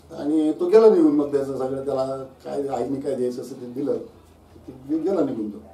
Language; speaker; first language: Marathi; native; Marathi